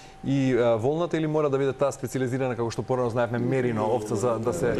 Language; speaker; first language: Macedonian; native; Macedonian